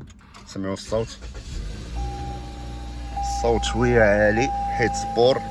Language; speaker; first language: Arabic; native; Arabic